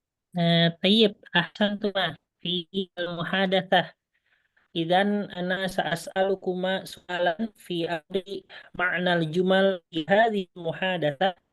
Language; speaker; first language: Arabic; non-native, fluent; Indonesian